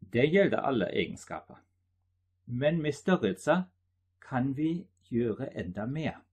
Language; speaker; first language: Norwegian; non-native, fluent; German